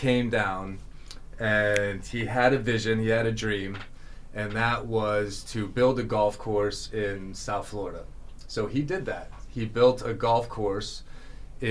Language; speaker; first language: English; native; English